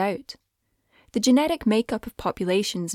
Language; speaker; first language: English; native; English